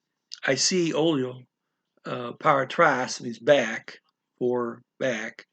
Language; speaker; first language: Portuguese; non-native, learner; English